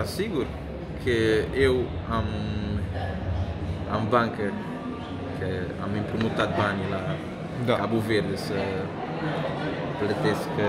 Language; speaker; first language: Romanian; non-native, learner; Kabuverdianu